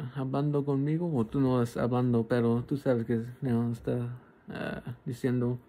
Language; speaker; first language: Spanish; early bilingual, heritage; Spanish